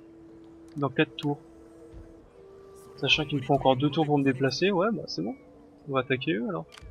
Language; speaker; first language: French; native; French